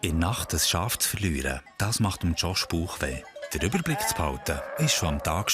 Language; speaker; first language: German; native; German